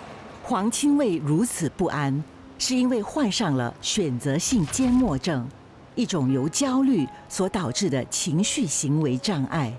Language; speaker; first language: Chinese; native; Chinese